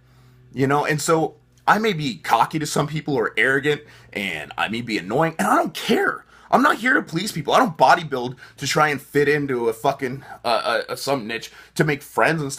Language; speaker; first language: English; native; English